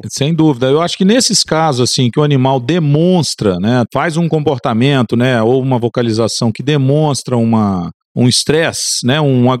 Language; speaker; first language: Portuguese; native; Portuguese